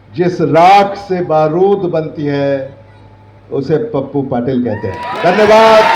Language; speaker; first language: Hindi; non-native, local second language; Marathi